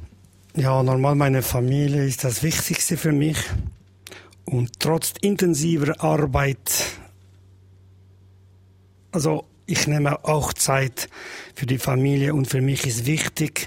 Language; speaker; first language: German; non-native, learner; Albanian